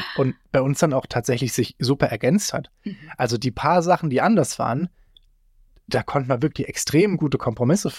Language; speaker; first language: German; native; German